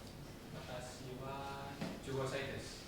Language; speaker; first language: Japanese; non-native, learner; Indonesian